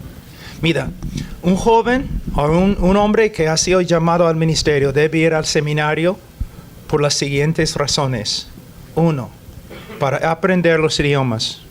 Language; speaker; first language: Spanish; non-native, fluent; English